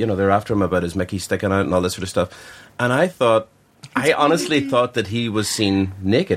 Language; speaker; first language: English; native; English